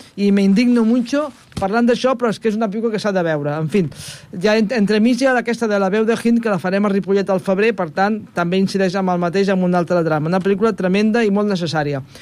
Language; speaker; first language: Catalan; non-native, local second language; Spanish